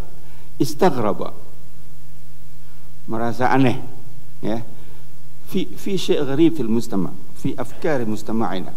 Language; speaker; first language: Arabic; non-native, fluent; Indonesian